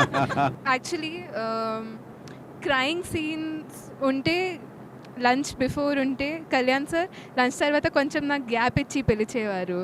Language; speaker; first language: Telugu; non-native, fluent; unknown